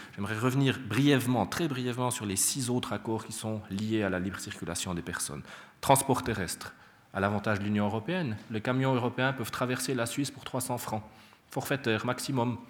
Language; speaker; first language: French; native; French